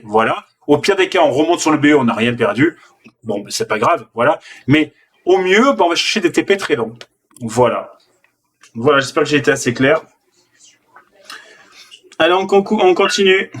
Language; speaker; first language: French; native; French